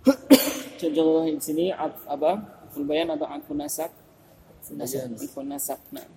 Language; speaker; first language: Arabic; non-native, fluent; Indonesian